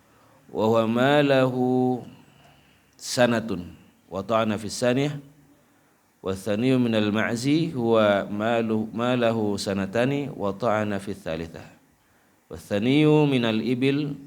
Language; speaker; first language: Arabic; non-native, fluent; Indonesian